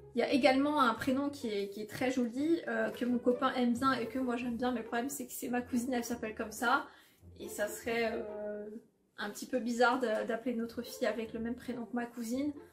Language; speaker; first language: French; early bilingual, other home language; Polish